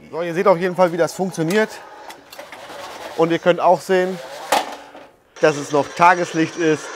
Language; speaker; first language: German; native; German